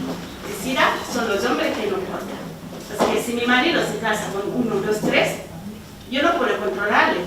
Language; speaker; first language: Spanish; non-native, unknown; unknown